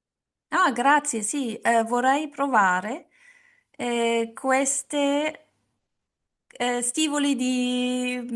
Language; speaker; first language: Italian; non-native, learner; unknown